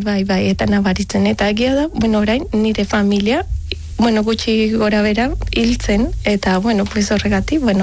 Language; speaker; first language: Basque; non-native, learner; Spanish